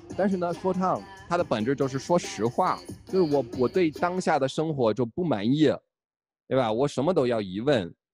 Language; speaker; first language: Chinese; non-native, fluent; English